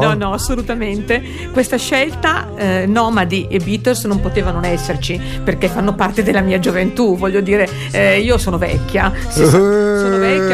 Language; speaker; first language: Italian; native; Italian